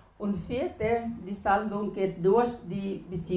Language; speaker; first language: German; non-native, learner; Thai